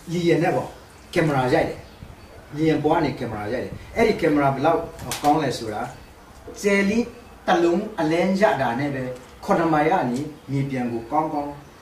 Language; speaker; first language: Burmese; non-native, local second language; Tedim Chin